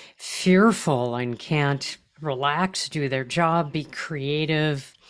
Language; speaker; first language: English; native; English